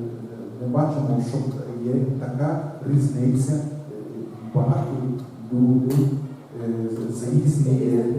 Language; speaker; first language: Ukrainian; non-native, learner; Portuguese